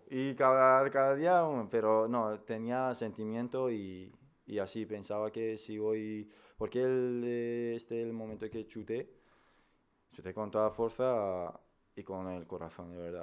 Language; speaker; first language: Spanish; non-native, fluent; Persian